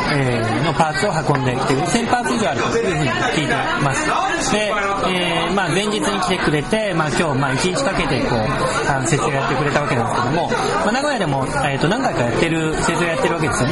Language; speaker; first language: Japanese; native; Japanese